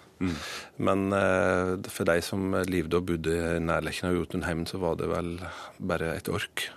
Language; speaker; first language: Norwegian; native; Norwegian